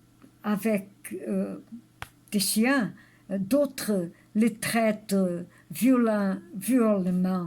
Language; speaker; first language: French; non-native, learner; Portuguese